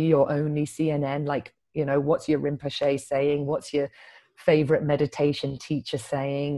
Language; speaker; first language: English; native; English